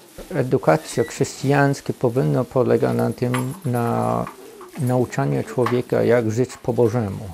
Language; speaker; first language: Polish; non-native, fluent; English